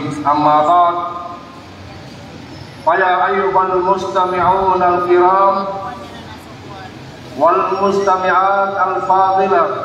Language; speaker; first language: Arabic; non-native, fluent; Maranao